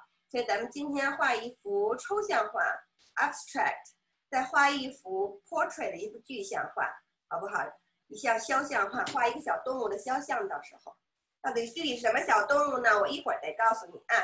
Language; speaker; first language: Chinese; native; Chinese